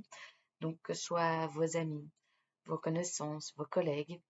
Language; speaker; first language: French; native; French